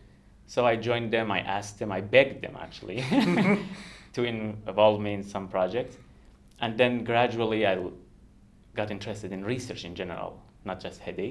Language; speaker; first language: English; non-native, fluent; Kurdish